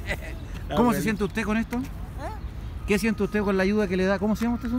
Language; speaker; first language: Spanish; native; Spanish